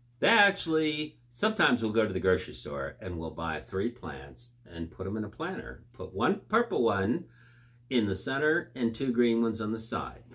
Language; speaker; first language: English; native; English